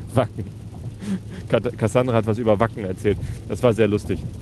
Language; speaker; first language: German; native; German